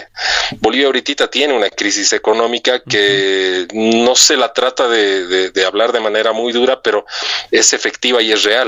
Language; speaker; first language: Spanish; native; Spanish